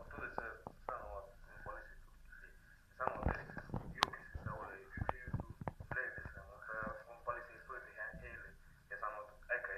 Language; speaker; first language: Finnish; non-native, learner; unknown